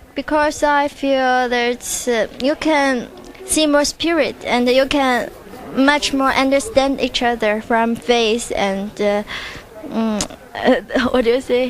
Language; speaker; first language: English; non-native, learner; Chinese